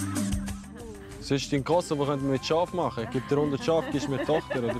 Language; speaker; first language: German; early bilingual, other home language; Albanian